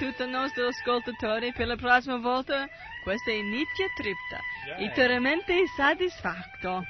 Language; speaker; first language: Italian; non-native, learner; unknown